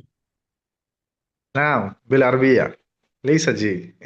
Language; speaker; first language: Arabic; non-native, learner; Urdu